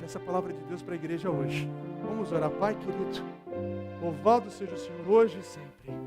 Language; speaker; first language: Portuguese; native; Portuguese